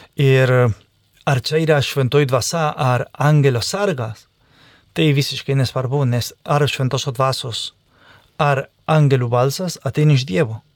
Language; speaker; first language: Lithuanian; non-native, fluent; Spanish